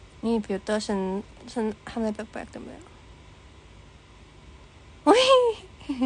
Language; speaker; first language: Chinese; non-native, learner; Thai